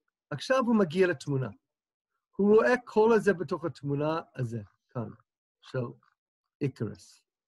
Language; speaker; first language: Hebrew; non-native, fluent; English